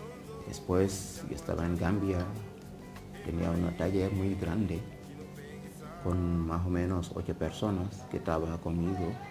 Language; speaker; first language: Spanish; non-native, learner; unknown